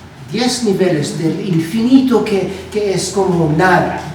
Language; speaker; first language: Spanish; non-native, learner; Hebrew